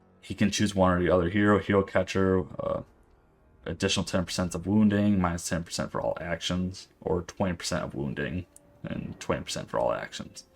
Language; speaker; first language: English; native; English